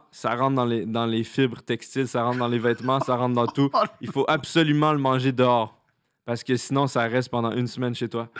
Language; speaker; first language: French; native; French